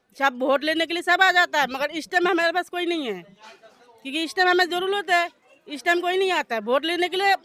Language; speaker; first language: Hindi; non-native, local second language; Bangla